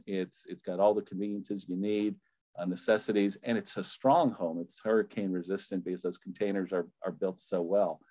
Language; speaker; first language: English; native; English